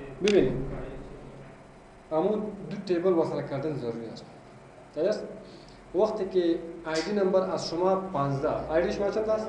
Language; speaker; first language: Persian; non-native, local second language; Pashto